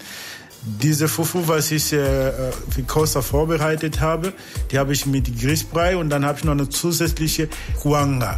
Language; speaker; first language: German; non-native, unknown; Portuguese